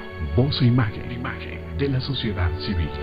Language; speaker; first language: Spanish; native; Spanish